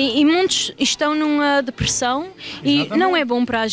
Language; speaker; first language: Portuguese; early bilingual, heritage; Portuguese